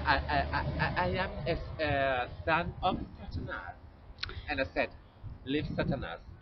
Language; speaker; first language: English; non-native, learner; Spanish